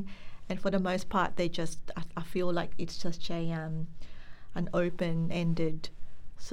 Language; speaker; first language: English; non-native, local second language; Filipino